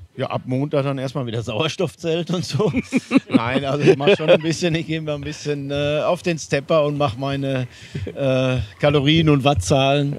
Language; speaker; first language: German; native; German